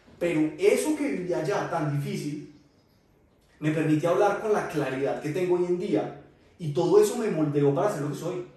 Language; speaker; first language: Spanish; native; Spanish